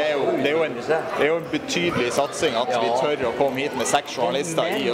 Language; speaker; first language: Norwegian; native; Norwegian